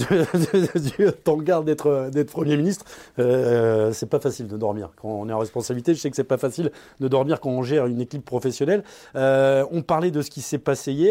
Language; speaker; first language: French; native; French